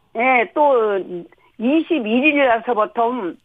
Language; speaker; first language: Korean; native; Korean